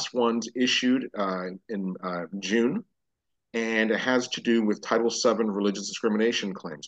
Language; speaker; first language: English; native; English